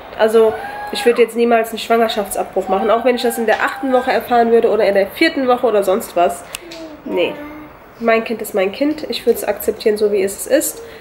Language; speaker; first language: German; early bilingual, other home language; Turkish